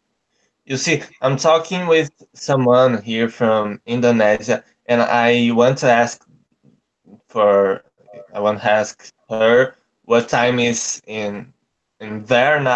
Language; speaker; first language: English; non-native, learner; Portuguese